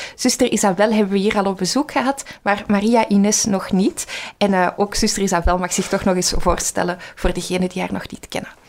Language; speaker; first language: Dutch; native; Dutch